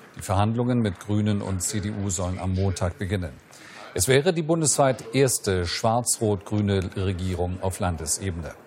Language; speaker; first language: German; native; German